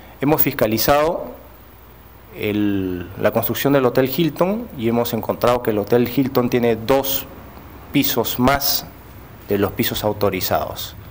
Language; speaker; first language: Spanish; native; Spanish